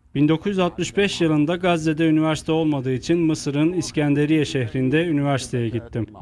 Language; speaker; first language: Turkish; non-native, fluent; Arabic